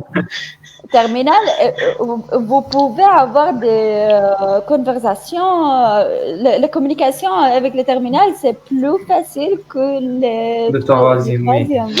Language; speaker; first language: French; non-native, fluent; Arabic